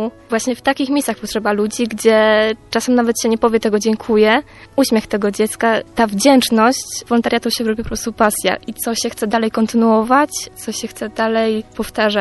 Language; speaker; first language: Polish; native; Polish